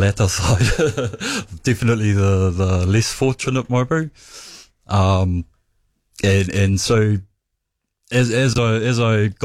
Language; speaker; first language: English; native; English